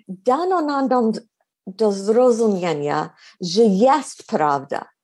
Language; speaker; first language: Polish; non-native, fluent; English